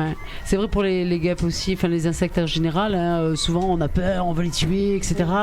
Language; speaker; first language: French; native; French